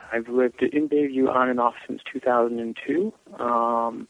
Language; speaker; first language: English; native; English